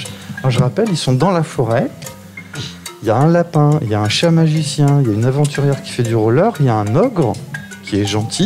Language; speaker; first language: French; native; French